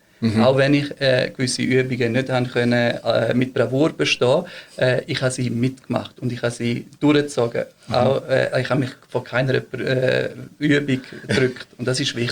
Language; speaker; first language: German; early bilingual, other home language; Bosnian